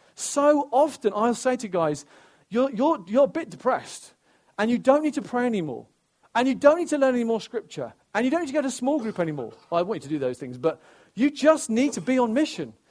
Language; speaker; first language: English; native; English